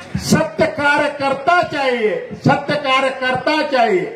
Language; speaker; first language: Hindi; non-native, local second language; Kannada